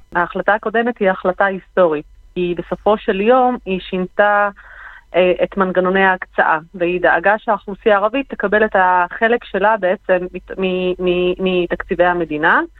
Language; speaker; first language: Hebrew; non-native, local second language; Arabic